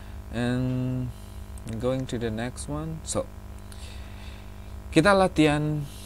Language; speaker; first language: English; non-native, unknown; Indonesian